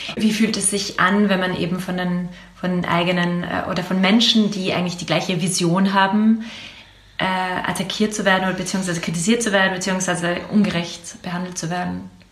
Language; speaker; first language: German; native; German